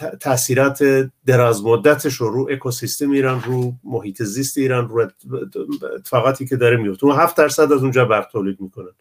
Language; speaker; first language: Persian; non-native, local second language; Central Kurdish